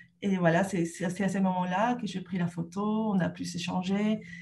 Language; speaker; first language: French; non-native, fluent; Spanish